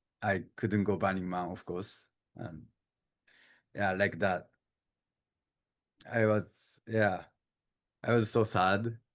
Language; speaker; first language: English; non-native, learner; Japanese